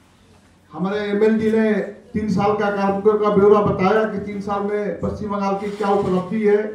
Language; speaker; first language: Hindi; native; Hindi